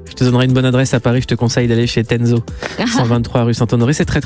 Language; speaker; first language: French; native; French